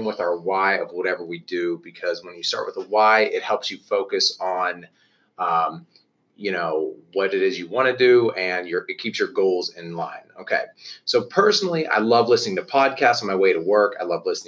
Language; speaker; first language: English; native; English